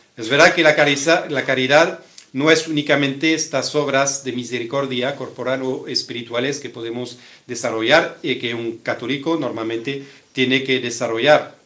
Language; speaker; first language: Spanish; non-native, fluent; French